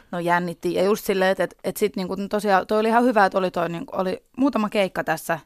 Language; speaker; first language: Finnish; native; Finnish